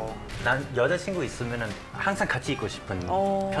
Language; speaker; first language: Korean; non-native, fluent; English